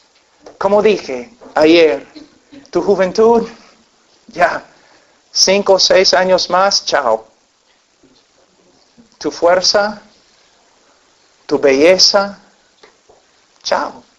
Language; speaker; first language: Spanish; non-native, fluent; English